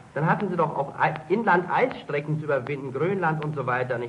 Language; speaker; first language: German; native; German